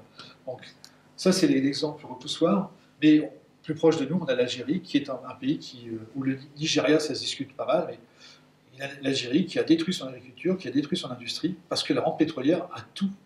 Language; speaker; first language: French; native; French